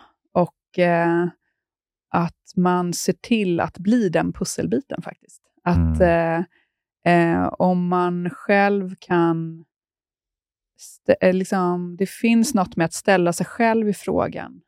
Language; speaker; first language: Swedish; native; Swedish